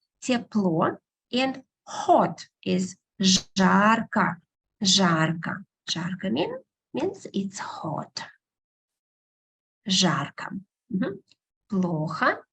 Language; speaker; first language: Russian; non-native, fluent; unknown